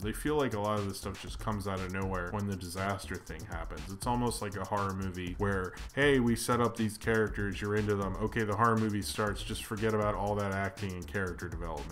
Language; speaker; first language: English; native; English